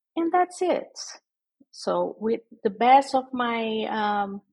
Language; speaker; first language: English; non-native, fluent; Portuguese